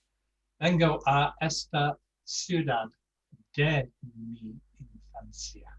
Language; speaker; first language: Spanish; non-native, fluent; English